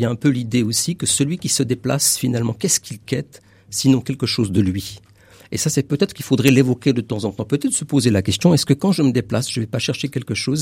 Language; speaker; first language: French; native; French